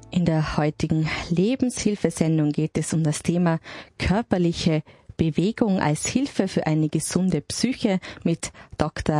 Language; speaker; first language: German; native; German